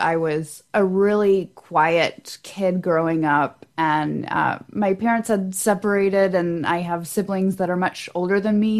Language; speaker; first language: English; native; English